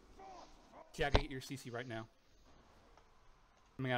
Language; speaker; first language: English; native; English